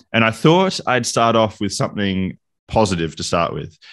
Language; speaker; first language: English; native; English